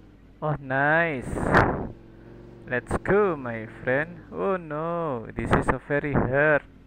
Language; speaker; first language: English; non-native, learner; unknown